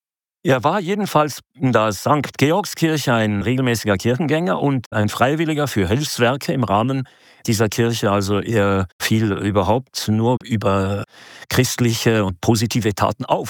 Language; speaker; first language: German; native; German